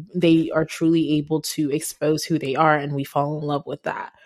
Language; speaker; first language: English; non-native, local second language; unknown